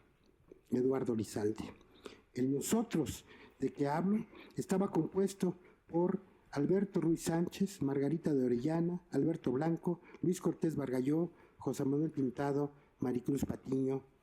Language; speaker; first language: Spanish; native; Spanish